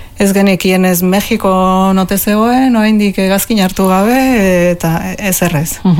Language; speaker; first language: Basque; non-native, local second language; Spanish